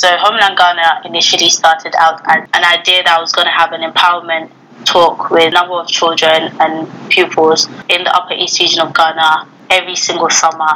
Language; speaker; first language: English; native; English